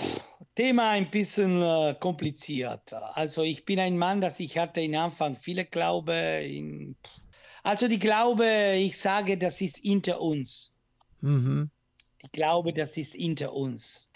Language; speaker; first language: German; non-native, local second language; Italian